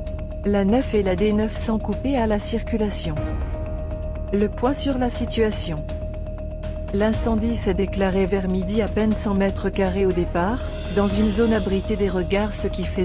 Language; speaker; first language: French; native; French